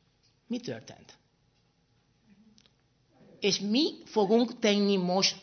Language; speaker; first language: Hungarian; non-native, fluent; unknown